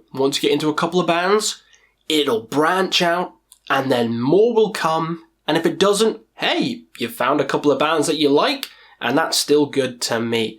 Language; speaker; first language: English; native; English